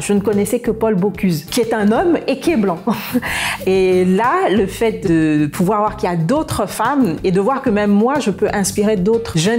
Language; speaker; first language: French; native; French